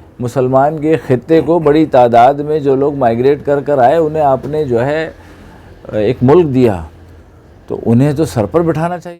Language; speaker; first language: Urdu; native; Urdu